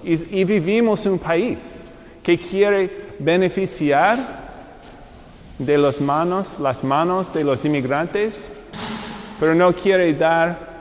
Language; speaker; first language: Spanish; non-native, fluent; English